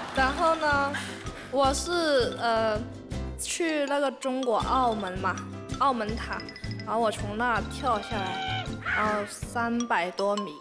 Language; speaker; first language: Chinese; native; Chinese